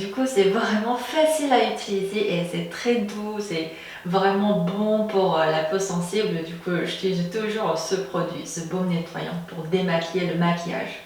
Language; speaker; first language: French; non-native, fluent; Korean